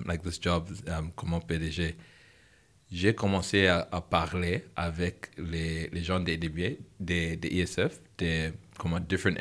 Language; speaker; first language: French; non-native, learner; English